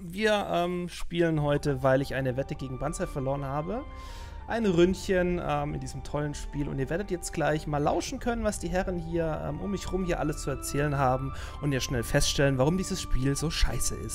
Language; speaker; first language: German; native; German